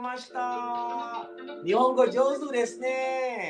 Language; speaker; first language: Japanese; non-native, fluent; Malay